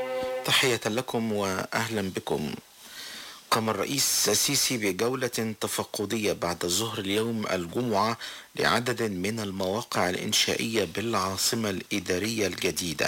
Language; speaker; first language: Arabic; native; Arabic